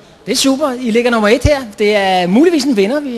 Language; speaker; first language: Danish; native; Danish